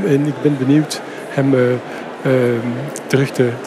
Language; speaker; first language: Dutch; non-native, fluent; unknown